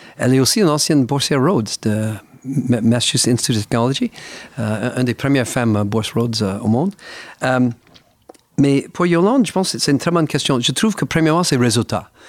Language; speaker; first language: French; non-native, fluent; English